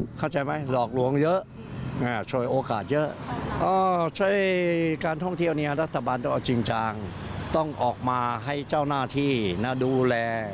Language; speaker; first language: Thai; non-native, fluent; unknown